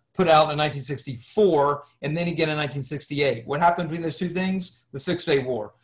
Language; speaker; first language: English; native; English